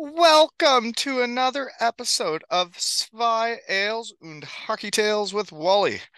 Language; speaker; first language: English; native; English